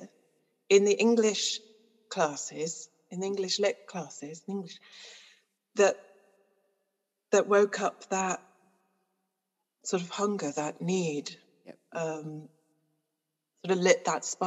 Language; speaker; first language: English; native; English